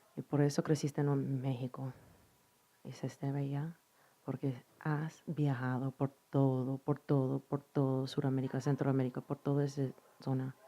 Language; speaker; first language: Spanish; early bilingual, other home language; English